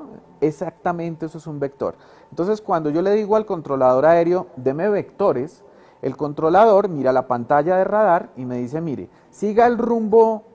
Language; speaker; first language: Spanish; native; Spanish